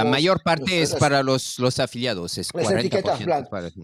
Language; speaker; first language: Spanish; non-native, learner; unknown